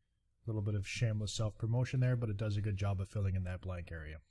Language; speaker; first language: English; native; English